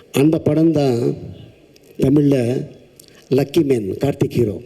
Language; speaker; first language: Tamil; non-native, local second language; Telugu